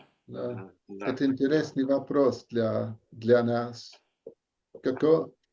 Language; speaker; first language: Russian; non-native, learner; English